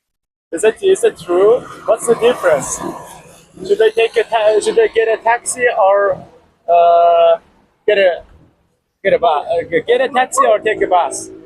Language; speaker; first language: English; non-native, learner; Mongolian